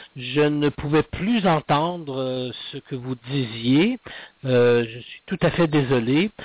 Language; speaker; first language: French; native; French